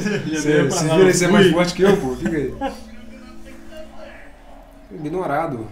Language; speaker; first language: Portuguese; native; Portuguese